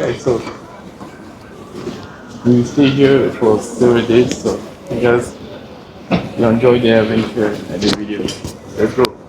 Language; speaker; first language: English; non-native, fluent; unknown